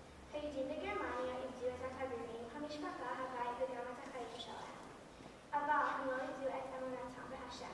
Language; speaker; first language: Hebrew; non-native, learner; English